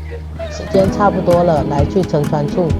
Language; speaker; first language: Chinese; native; Chinese